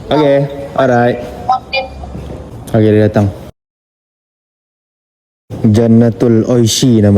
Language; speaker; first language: Malay; native; Malay